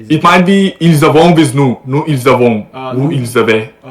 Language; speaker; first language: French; non-native, learner; Russian